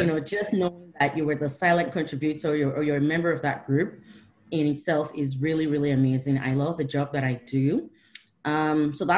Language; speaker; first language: English; non-native, local second language; Igbo